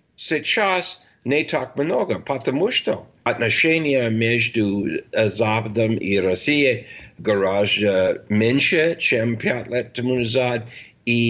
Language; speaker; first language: Russian; non-native, fluent; English